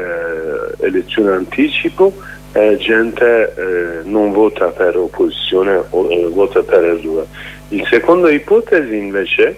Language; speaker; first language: Italian; non-native, learner; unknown